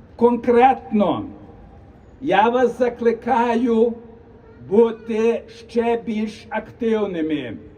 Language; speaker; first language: Ukrainian; early bilingual, heritage; Ukrainian